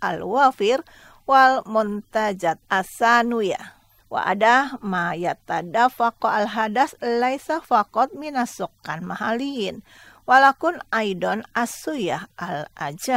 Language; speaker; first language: Arabic; non-native, fluent; Indonesian